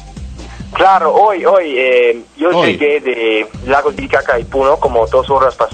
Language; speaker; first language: Spanish; non-native, learner; English